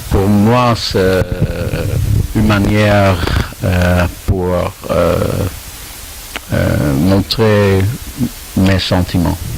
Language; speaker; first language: French; non-native, learner; Dutch